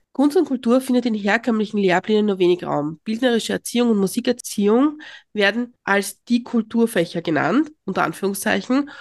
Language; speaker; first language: German; native; German